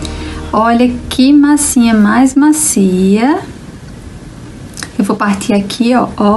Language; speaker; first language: Portuguese; native; Portuguese